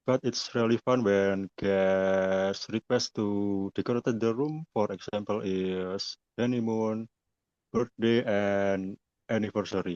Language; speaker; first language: English; non-native, learner; Indonesian